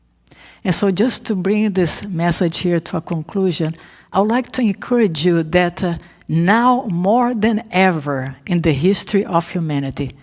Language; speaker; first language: English; non-native, fluent; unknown